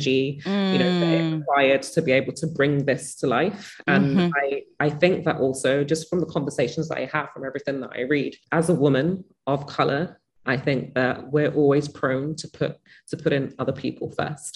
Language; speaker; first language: English; native; English